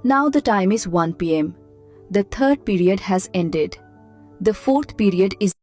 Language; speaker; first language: English; non-native, local second language; Bangla